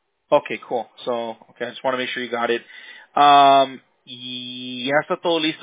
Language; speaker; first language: English; early bilingual, other home language; Spanish